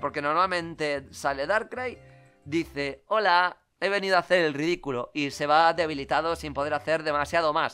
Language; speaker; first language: Spanish; native; Spanish